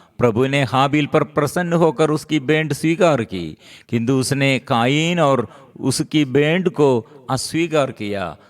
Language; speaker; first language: Hindi; non-native, local second language; Malayalam